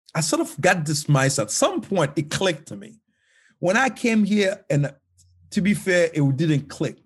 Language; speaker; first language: English; non-native, fluent; Haitian Creole